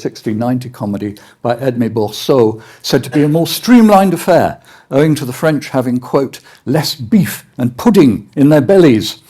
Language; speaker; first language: English; native; English